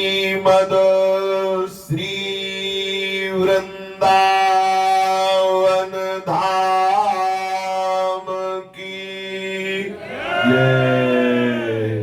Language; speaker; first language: Hindi; native; Hindi